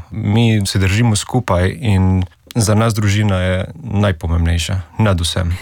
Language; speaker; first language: Slovenian; non-native, fluent; Spanish